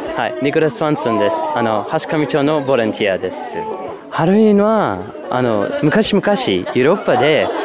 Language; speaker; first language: Japanese; non-native, learner; English